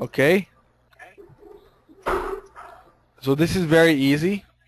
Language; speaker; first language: English; non-native, fluent; Portuguese